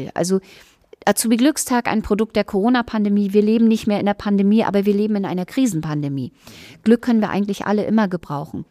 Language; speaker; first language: German; native; German